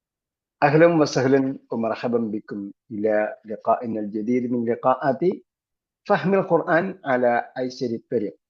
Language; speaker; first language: Arabic; non-native, fluent; Malayalam